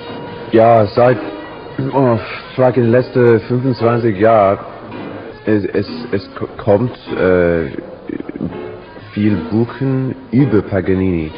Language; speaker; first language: German; non-native, learner; English